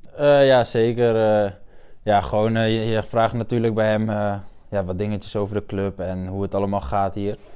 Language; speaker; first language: Dutch; native; Dutch